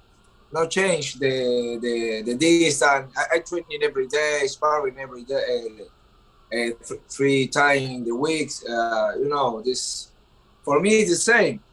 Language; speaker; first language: English; non-native, learner; Spanish